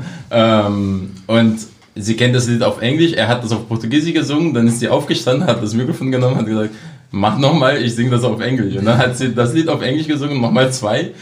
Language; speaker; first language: German; non-native, fluent; Portuguese